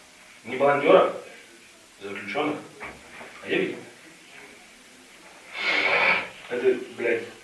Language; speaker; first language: Russian; native; Russian